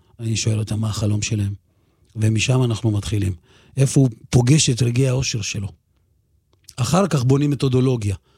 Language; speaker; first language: Hebrew; early bilingual, other home language; Russian